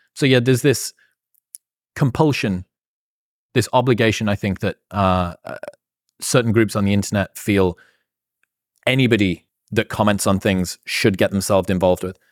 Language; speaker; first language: English; native; English